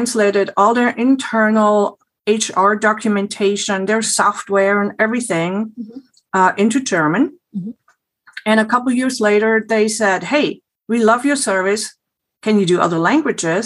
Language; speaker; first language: English; non-native, fluent; German